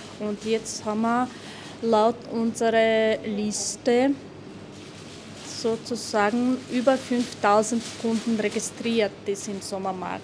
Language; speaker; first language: German; non-native, fluent; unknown